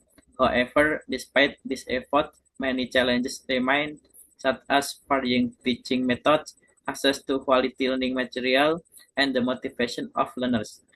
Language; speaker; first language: English; non-native, learner; Indonesian